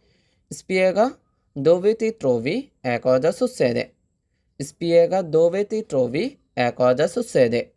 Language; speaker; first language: Italian; non-native, fluent; Bangla